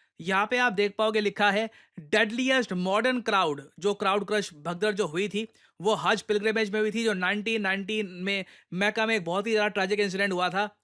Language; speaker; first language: Hindi; native; Hindi